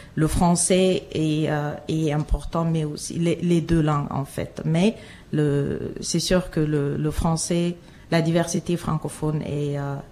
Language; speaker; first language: French; non-native, local second language; Fula